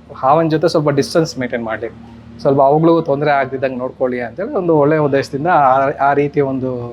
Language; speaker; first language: Kannada; native; Kannada